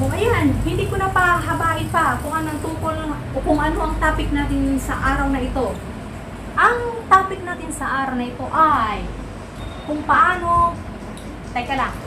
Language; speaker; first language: Filipino; non-native, local second language; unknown